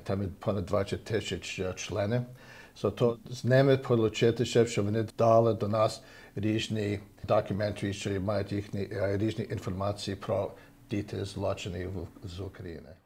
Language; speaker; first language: Ukrainian; early bilingual, heritage; Ukrainian